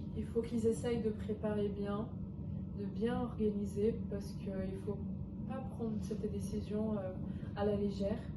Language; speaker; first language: French; early bilingual, other home language; Portuguese